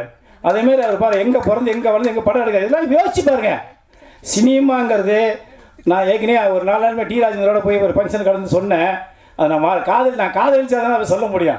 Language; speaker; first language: Tamil; native; Tamil